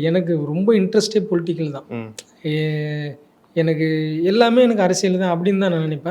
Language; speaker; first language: Tamil; native; Tamil